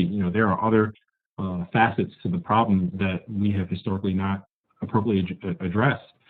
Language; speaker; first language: English; native; English